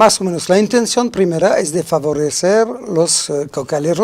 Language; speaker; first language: Spanish; non-native, fluent; French